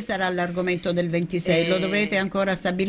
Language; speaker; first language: Italian; native; Italian